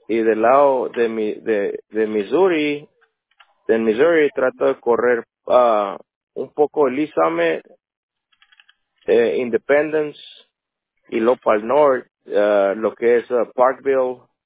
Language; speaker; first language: Spanish; native; Spanish